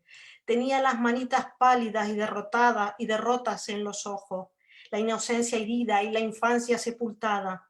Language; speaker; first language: Spanish; native; Spanish